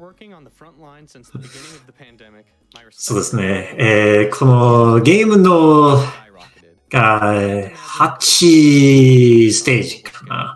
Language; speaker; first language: Japanese; non-native, learner; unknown